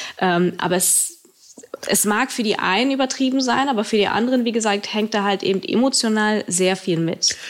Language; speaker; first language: German; early bilingual, other home language; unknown